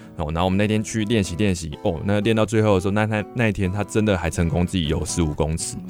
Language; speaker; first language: Chinese; native; Chinese